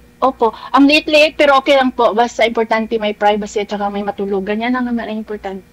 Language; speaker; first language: Filipino; non-native, local second language; Cebuano